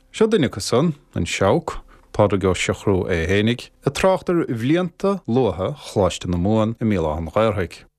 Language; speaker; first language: Irish; native; Irish